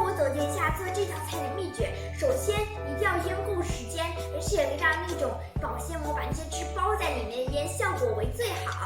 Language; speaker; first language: Chinese; early bilingual, heritage; Chinese